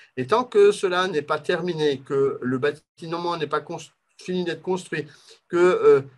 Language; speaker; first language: French; native; French